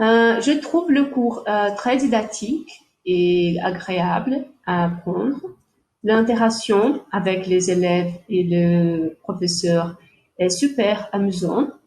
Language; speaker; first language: French; non-native, fluent; Portuguese